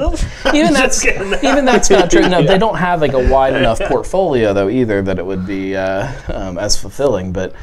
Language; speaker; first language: English; native; English